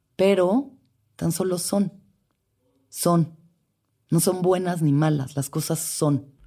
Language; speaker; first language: Spanish; native; Spanish